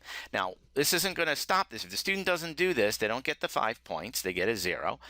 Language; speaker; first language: English; native; English